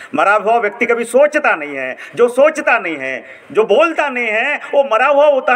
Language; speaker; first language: Hindi; non-native, local second language; Marathi